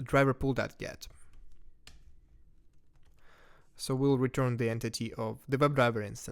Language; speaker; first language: English; non-native, fluent; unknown